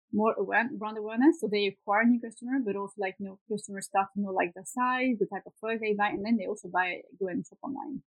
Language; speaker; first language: English; non-native, fluent; Swedish